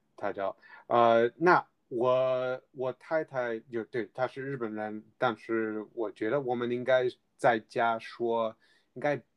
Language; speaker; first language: Chinese; non-native, fluent; English